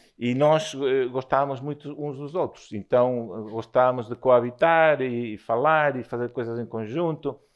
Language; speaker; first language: Portuguese; non-native, fluent; Spanish